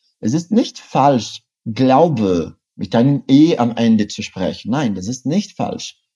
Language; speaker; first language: German; non-native, fluent; Portuguese